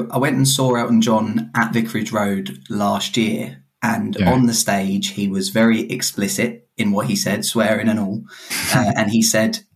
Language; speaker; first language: English; native; English